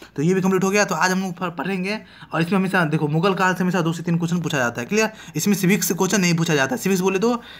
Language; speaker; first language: Hindi; native; Hindi